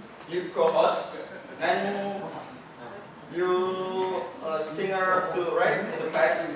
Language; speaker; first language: English; non-native, learner; Indonesian